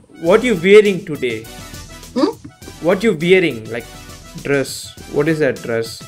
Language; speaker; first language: English; non-native, learner; Tamil